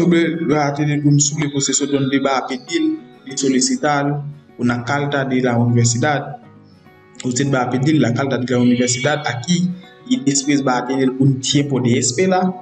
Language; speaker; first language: Spanish; non-native, learner; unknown